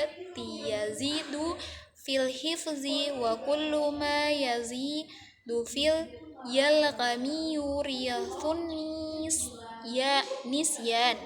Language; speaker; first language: Arabic; non-native, learner; Indonesian